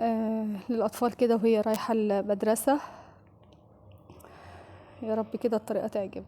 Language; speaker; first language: Arabic; native; Arabic